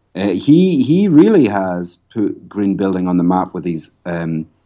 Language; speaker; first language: English; native; English